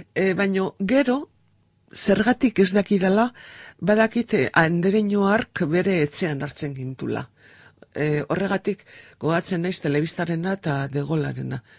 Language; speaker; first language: Basque; non-native, local second language; Spanish